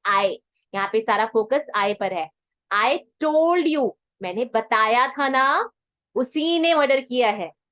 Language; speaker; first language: Hindi; non-native, local second language; Punjabi